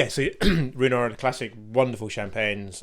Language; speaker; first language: English; native; English